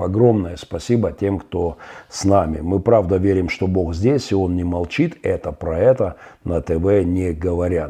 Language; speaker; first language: Russian; native; Russian